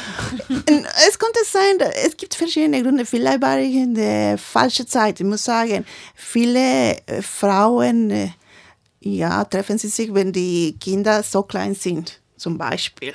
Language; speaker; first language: German; non-native, learner; Spanish